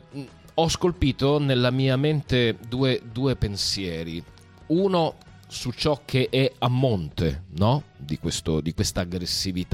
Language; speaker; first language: Italian; native; Italian